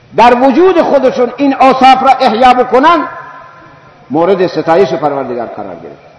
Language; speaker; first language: Persian; non-native, local second language; Baluchi